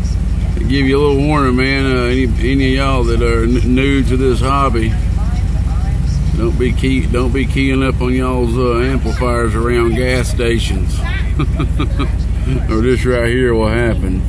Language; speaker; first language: English; native; English